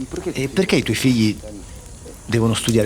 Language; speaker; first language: Italian; native; Italian